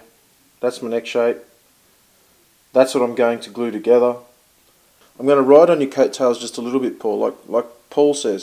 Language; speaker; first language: English; native; English